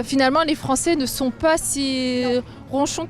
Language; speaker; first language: French; native; French